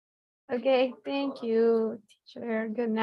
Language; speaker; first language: English; non-native, learner; Spanish